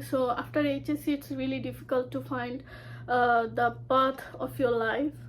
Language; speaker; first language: English; non-native, local second language; Bangla